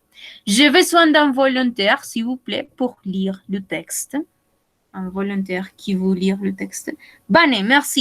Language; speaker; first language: French; non-native, fluent; Spanish